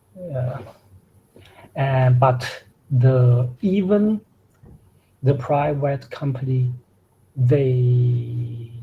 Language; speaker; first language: English; non-native, learner; Chinese